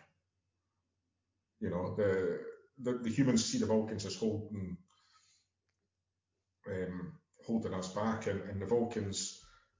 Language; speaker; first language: English; native; English